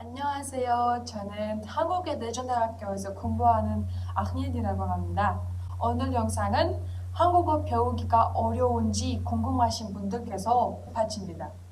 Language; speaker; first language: Korean; non-native, fluent; Kazakh